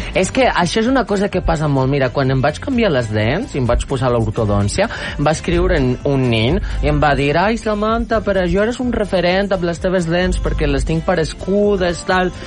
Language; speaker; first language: Catalan; non-native, local second language; Spanish